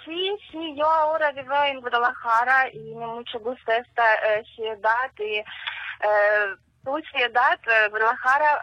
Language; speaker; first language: Spanish; non-native, learner; Ukrainian